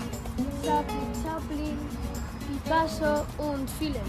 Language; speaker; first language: German; non-native, learner; Spanish